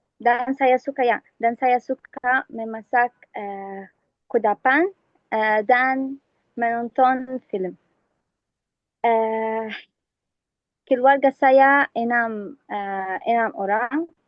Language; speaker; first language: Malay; non-native, learner; Arabic